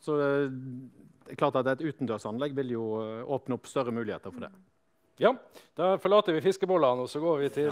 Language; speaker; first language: Norwegian; native; Norwegian